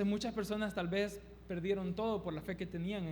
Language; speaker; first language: Spanish; native; Spanish